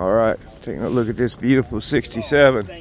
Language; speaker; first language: English; native; English